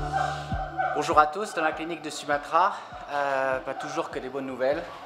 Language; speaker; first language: French; native; French